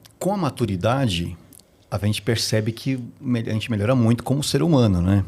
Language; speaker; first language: Portuguese; native; Portuguese